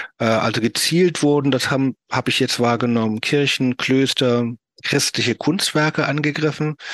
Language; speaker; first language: German; native; German